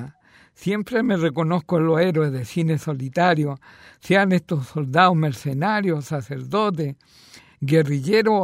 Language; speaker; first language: Spanish; native; Spanish